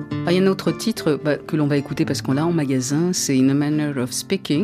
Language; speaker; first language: French; native; French